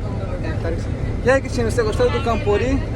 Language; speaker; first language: Portuguese; native; Portuguese